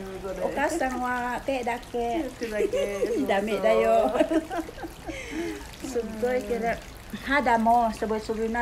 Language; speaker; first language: Japanese; non-native, learner; Cebuano